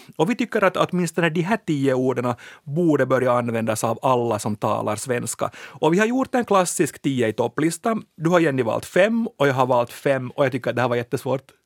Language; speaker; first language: Swedish; native; Swedish